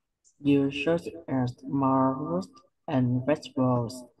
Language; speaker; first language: English; non-native, learner; Vietnamese